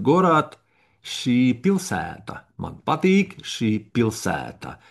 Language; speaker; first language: Latvian; non-native, learner; Russian